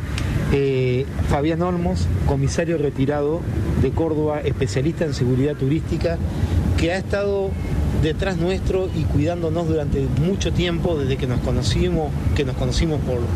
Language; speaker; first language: Spanish; native; Spanish